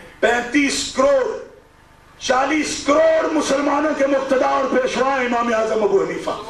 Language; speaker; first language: Urdu; non-native, local second language; Punjabi